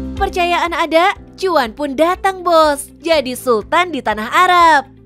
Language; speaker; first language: Indonesian; native; Indonesian